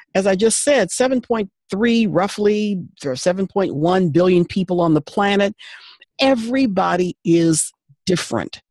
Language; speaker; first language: English; native; English